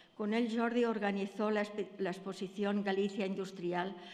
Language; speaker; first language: Spanish; native; Spanish